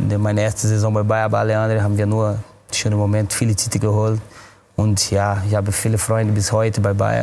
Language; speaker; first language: German; non-native, fluent; Portuguese